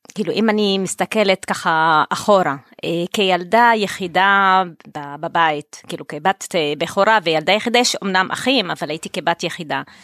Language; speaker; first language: Hebrew; non-native, local second language; Arabic